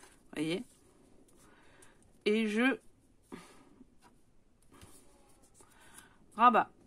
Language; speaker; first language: French; native; French